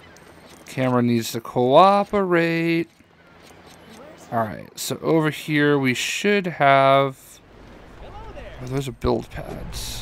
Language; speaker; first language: English; native; English